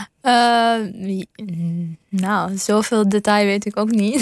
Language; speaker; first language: Dutch; non-native, fluent; Persian